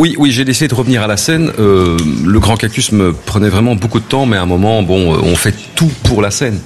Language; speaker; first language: French; native; French